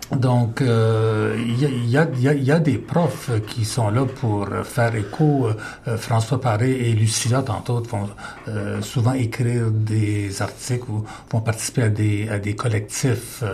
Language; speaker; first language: French; native; French